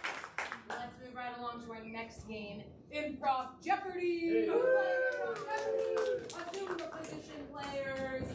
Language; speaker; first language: English; native; English